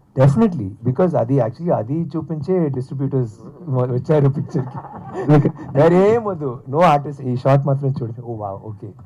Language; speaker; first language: Telugu; non-native, fluent; Tamil